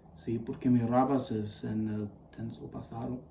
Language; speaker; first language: Spanish; non-native, learner; English